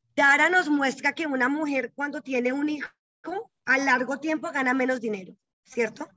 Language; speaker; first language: Spanish; native; Spanish